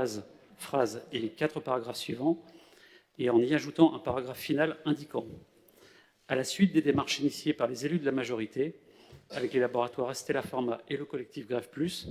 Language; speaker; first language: French; native; French